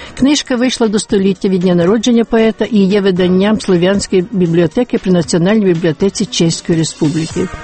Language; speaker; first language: Ukrainian; native; Ukrainian